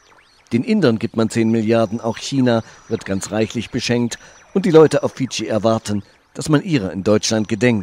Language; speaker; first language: German; native; German